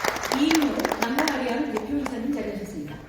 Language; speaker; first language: Korean; native; Korean